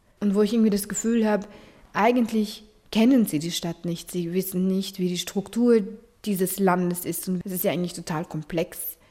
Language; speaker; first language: German; early bilingual, other home language; Arabic